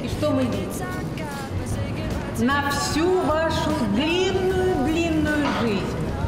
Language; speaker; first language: Russian; native; Russian